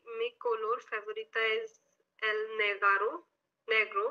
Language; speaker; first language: Spanish; non-native, learner; Hindi